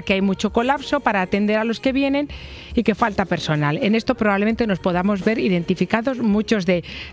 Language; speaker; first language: Spanish; native; Spanish